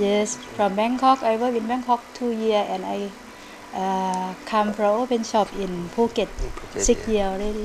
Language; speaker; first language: English; non-native, learner; Thai